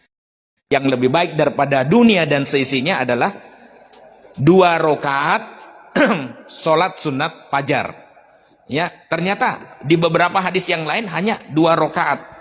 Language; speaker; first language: Indonesian; native; Indonesian